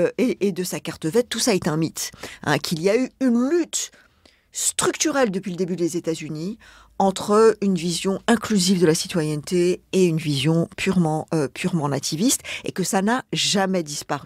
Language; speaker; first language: French; native; French